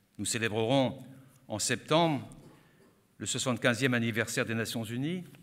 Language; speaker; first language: French; native; French